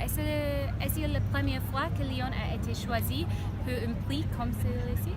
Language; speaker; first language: French; non-native, learner; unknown